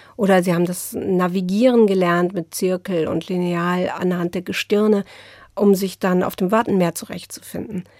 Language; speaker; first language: German; native; German